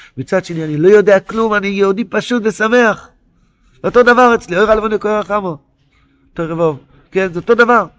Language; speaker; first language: Hebrew; non-native, local second language; Yiddish